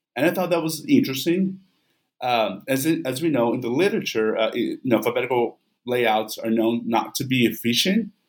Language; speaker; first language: English; non-native, fluent; Portuguese